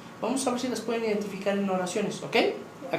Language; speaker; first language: Spanish; native; Spanish